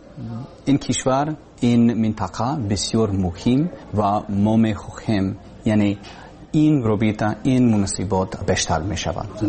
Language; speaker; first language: Persian; non-native, learner; English